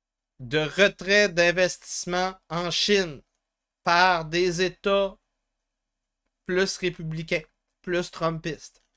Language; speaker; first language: French; native; French